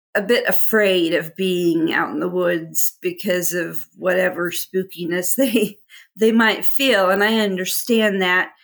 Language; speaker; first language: English; native; English